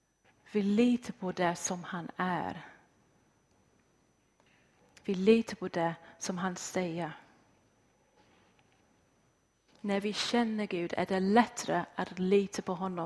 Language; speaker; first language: Swedish; non-native, fluent; English